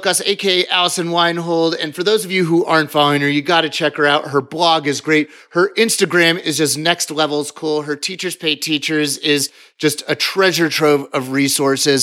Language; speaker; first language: English; native; English